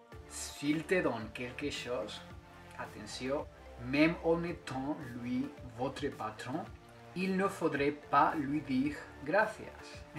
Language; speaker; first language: French; non-native, fluent; Spanish